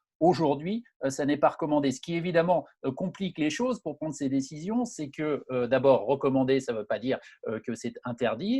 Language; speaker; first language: French; native; French